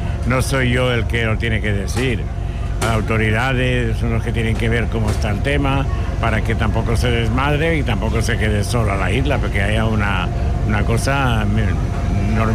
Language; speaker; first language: Spanish; native; Spanish